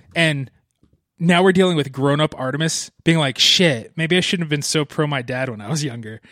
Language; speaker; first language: English; native; English